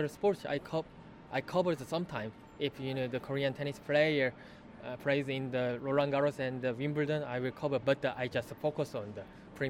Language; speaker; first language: English; non-native, learner; Korean